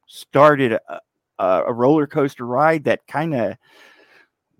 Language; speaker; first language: English; native; English